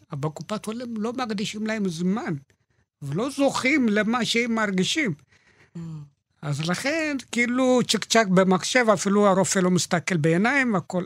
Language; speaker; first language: Hebrew; non-native, fluent; Amharic